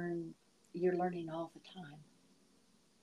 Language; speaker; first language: English; native; English